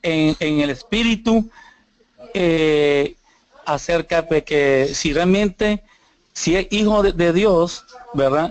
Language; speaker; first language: Spanish; non-native, fluent; English